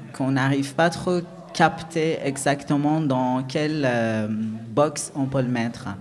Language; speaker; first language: French; non-native, fluent; Persian